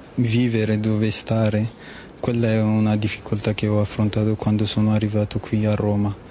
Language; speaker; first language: Italian; non-native, learner; Somali